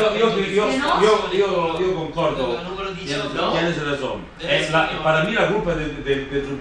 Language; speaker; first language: Spanish; non-native, learner; Italian